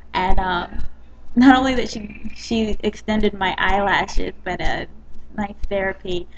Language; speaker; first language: English; native; English